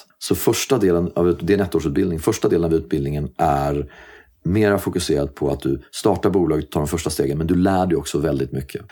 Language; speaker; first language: Swedish; native; Swedish